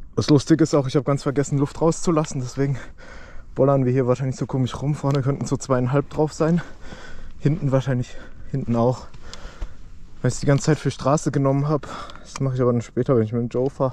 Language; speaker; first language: German; native; German